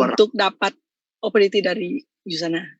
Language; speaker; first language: Indonesian; non-native, fluent; Thai